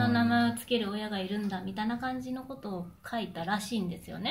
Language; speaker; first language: Japanese; native; Japanese